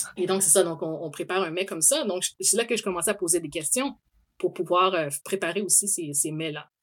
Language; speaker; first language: French; native; French